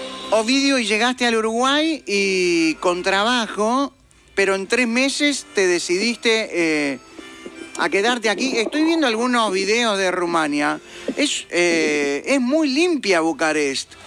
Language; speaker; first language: Spanish; native; Spanish